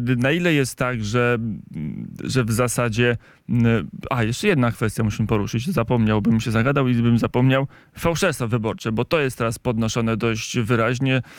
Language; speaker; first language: Polish; native; Polish